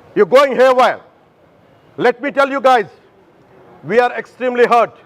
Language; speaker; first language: English; non-native, local second language; Telugu